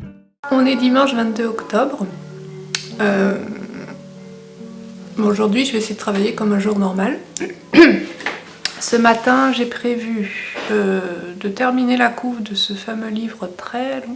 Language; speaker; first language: French; native; French